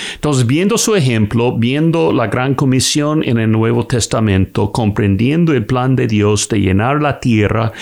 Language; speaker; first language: Spanish; non-native, fluent; English